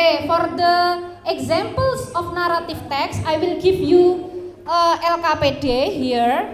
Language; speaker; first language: English; non-native, fluent; Indonesian